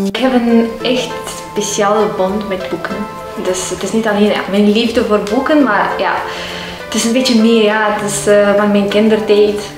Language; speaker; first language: Dutch; non-native, learner; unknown